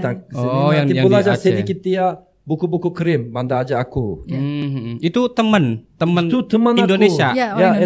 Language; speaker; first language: Indonesian; non-native, learner; Turkish